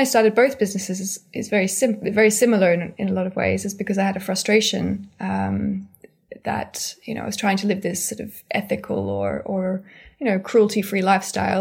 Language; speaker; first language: English; native; English